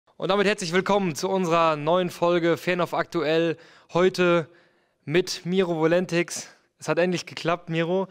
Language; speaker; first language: German; native; German